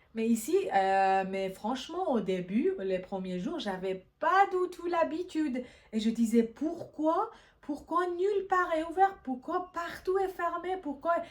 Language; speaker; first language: French; non-native, fluent; Persian